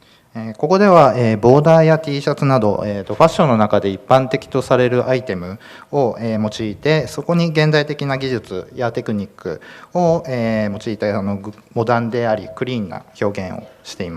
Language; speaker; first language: Japanese; native; Japanese